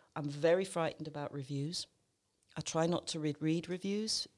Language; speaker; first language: English; native; English